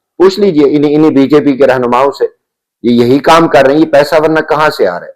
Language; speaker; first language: Urdu; non-native, local second language; Punjabi